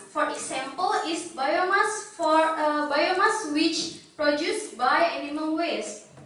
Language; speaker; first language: English; non-native, learner; Indonesian